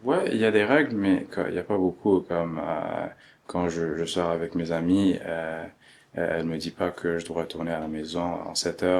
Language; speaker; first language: French; early bilingual, other home language; Arabic